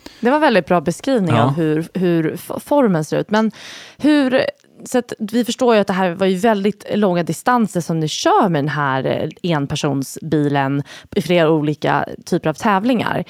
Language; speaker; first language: Swedish; native; Swedish